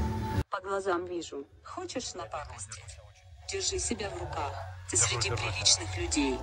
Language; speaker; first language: Russian; native; Russian